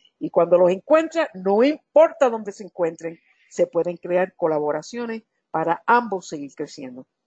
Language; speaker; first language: Spanish; native; Spanish